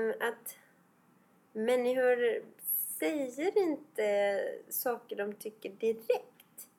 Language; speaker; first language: Swedish; non-native, fluent; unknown